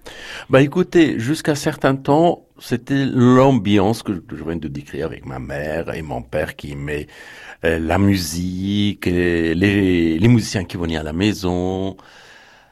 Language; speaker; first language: French; non-native, fluent; Persian